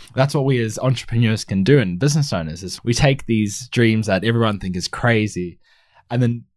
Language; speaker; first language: English; native; English